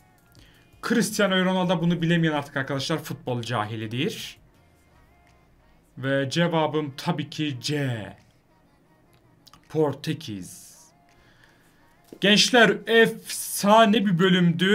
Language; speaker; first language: Turkish; native; Turkish